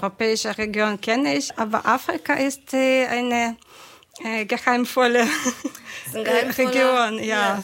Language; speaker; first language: German; non-native, fluent; Ukrainian